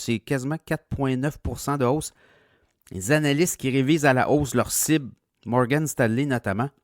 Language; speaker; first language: French; native; French